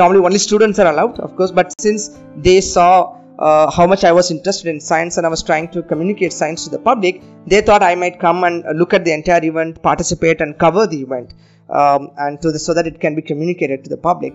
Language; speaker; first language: English; non-native, local second language; Tamil